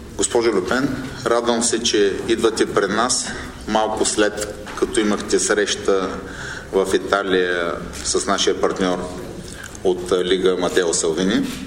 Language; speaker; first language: Bulgarian; native; Bulgarian